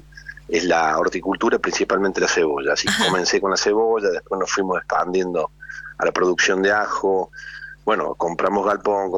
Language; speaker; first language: Spanish; native; Spanish